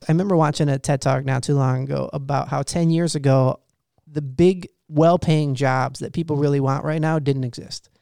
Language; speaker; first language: English; native; English